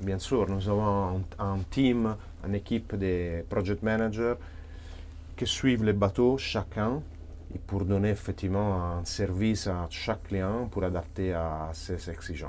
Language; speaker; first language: French; non-native, fluent; Italian